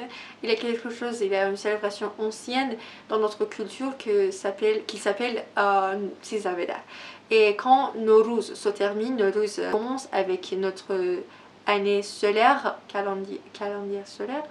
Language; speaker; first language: French; non-native, learner; Persian